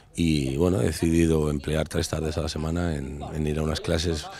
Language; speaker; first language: Spanish; native; Spanish